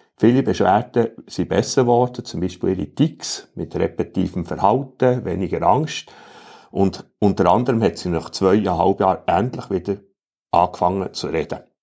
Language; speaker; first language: German; native; German